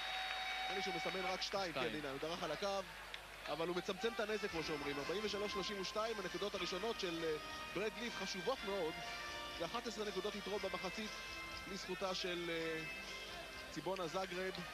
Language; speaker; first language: Hebrew; native; Hebrew